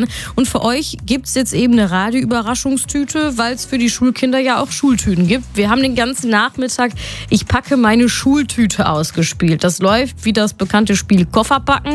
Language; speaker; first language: German; native; German